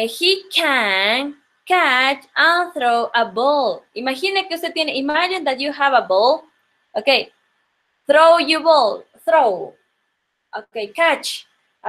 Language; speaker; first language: English; non-native, local second language; Spanish